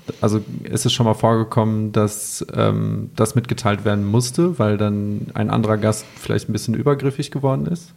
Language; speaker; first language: German; native; German